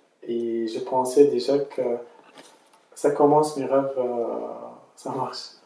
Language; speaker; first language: French; non-native, local second language; Arabic